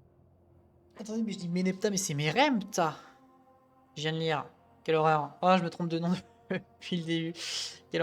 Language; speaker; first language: French; native; French